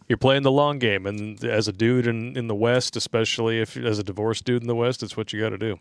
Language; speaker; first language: English; native; English